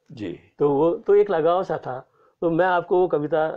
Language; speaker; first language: Hindi; native; Hindi